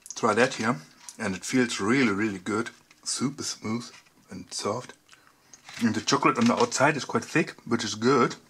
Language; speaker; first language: English; non-native, fluent; German